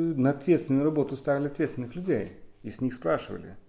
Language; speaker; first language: Russian; non-native, local second language; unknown